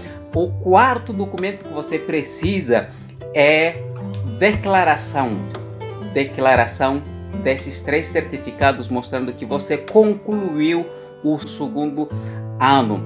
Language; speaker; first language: Portuguese; non-native, local second language; Upper Guinea Crioulo